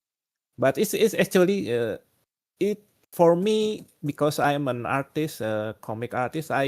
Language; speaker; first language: English; non-native, learner; Indonesian